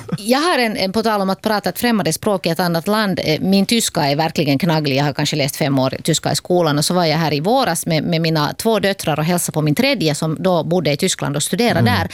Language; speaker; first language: Swedish; native; Swedish